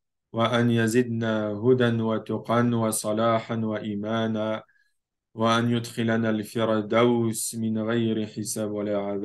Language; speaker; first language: Arabic; non-native, fluent; French